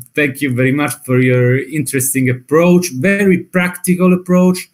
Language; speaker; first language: English; non-native, fluent; Italian